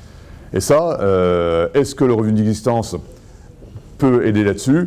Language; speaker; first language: French; native; French